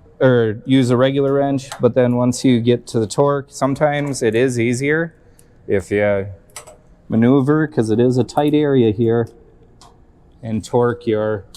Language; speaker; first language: English; native; English